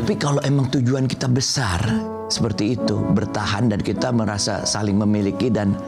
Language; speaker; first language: Indonesian; native; Indonesian